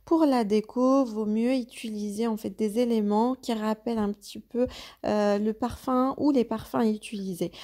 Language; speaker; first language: French; non-native, local second language; Arabic